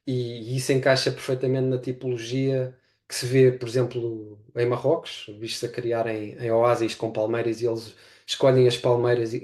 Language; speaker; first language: Portuguese; native; Portuguese